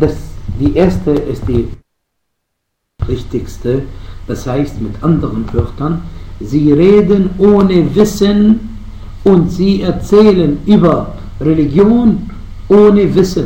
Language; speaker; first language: German; non-native, fluent; Arabic